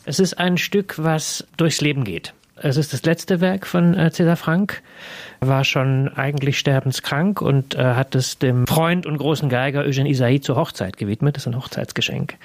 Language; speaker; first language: German; native; German